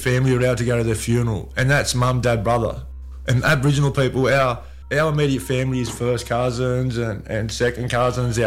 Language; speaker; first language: English; native; English